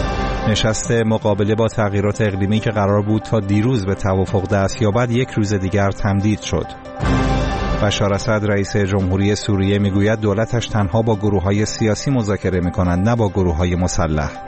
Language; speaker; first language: Persian; native; Persian